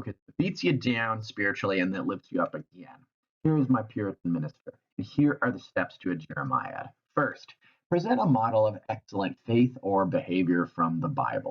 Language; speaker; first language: English; native; English